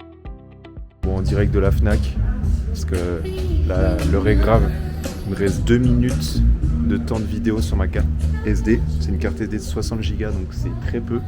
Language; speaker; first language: French; native; French